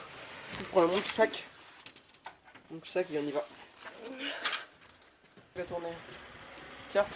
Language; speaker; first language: French; native; French